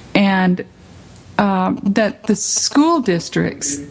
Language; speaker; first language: English; native; English